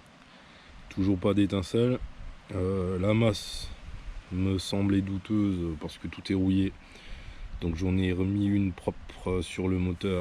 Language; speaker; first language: French; native; French